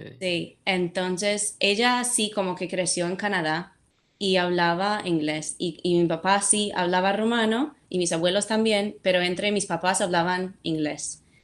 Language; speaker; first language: Spanish; non-native, fluent; English